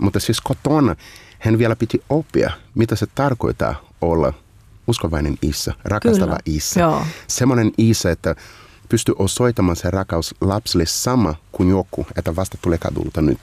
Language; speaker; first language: Finnish; non-native, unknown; Portuguese